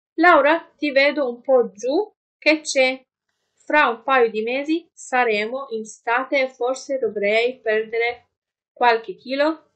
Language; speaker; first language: Italian; non-native, fluent; Arabic